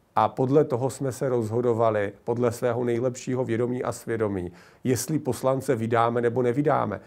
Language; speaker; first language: Czech; native; Czech